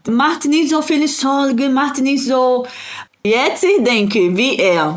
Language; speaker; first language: German; non-native, learner; Portuguese